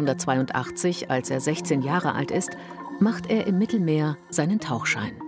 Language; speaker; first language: German; native; German